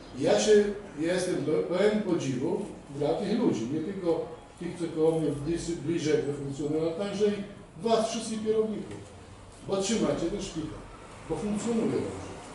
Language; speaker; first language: Polish; native; Polish